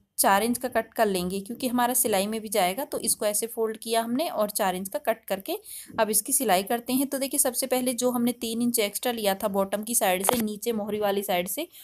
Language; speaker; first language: Hindi; native; Hindi